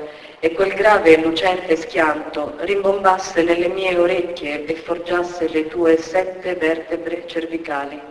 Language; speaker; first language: Italian; native; Italian